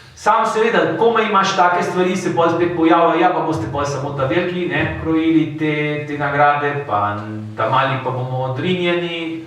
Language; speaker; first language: Slovenian; early bilingual, heritage; Slovenian